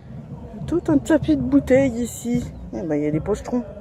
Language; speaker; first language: French; native; French